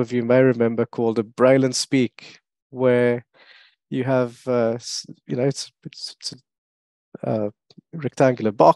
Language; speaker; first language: English; non-native, local second language; French